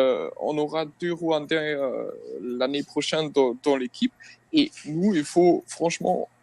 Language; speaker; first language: French; non-native, fluent; German